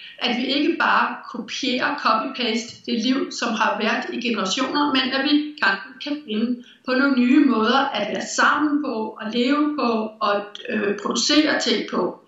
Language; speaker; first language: Danish; native; Danish